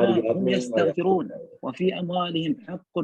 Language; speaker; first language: Arabic; native; Arabic